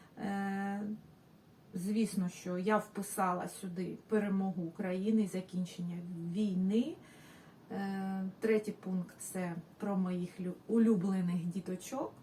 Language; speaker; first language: Ukrainian; non-native, local second language; Russian